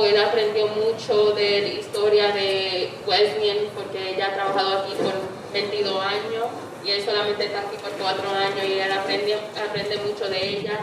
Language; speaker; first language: Spanish; early bilingual, heritage; English